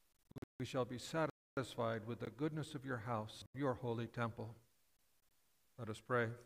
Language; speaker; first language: English; native; English